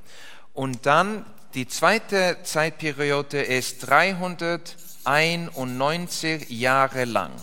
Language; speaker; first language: German; non-native, learner; Icelandic